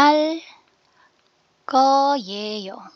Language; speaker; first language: Korean; non-native, fluent; Filipino